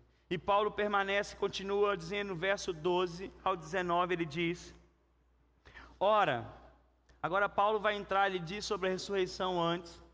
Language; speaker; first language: Portuguese; native; Portuguese